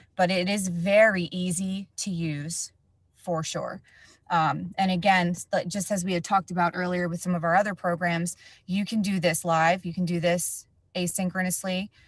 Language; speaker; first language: English; native; English